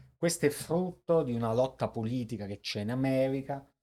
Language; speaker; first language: Italian; native; Italian